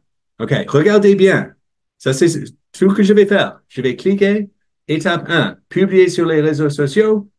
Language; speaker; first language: French; non-native, learner; English